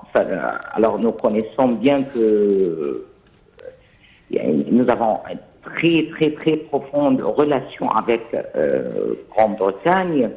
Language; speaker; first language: French; non-native, fluent; Arabic